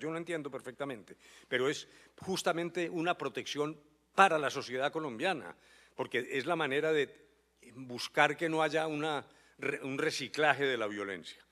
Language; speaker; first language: Spanish; native; Spanish